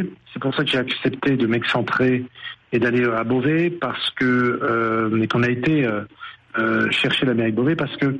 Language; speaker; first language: French; native; French